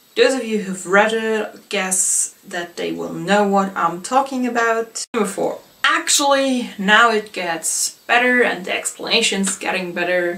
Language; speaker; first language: English; non-native, fluent; German